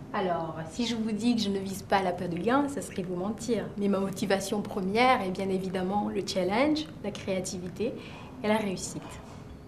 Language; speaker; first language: French; native; French